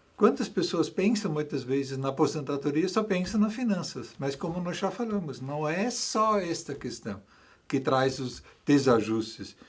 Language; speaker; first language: Portuguese; non-native, fluent; German